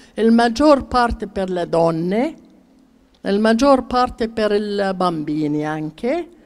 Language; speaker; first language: Italian; non-native, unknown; Arabic